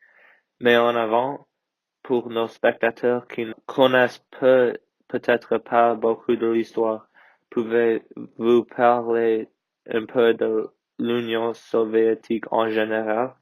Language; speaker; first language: French; non-native, learner; English